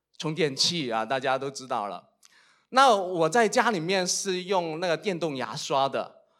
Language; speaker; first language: Chinese; non-native, local second language; Cantonese